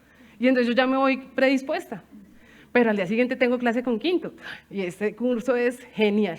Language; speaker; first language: Spanish; native; Spanish